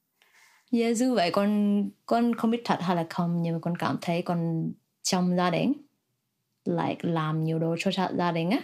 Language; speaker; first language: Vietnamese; early bilingual, heritage; Vietnamese